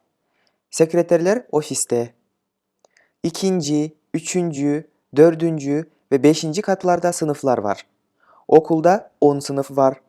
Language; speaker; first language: Turkish; non-native, fluent; Kyrgyz